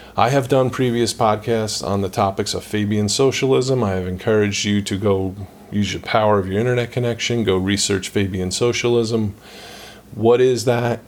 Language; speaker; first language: English; native; English